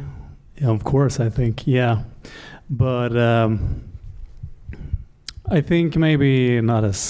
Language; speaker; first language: English; non-native, fluent; Swedish